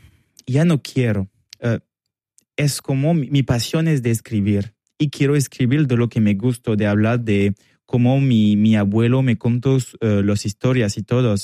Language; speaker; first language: Spanish; non-native, learner; French